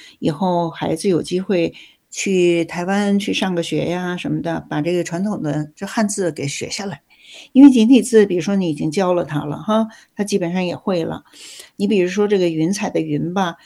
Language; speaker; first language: Chinese; native; Chinese